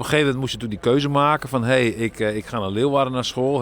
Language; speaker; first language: Dutch; non-native, local second language; Western Frisian